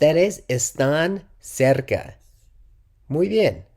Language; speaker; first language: Spanish; non-native, learner; English